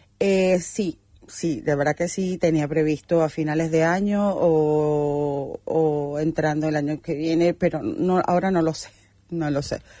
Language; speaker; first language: Spanish; native; Spanish